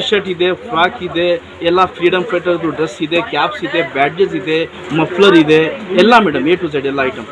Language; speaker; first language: Kannada; non-native, local second language; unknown